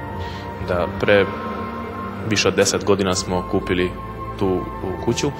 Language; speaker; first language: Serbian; non-native, local second language; Hungarian